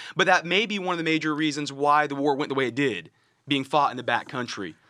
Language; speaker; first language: English; native; English